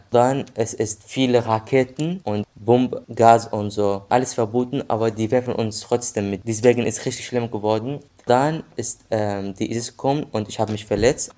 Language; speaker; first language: German; non-native, learner; Arabic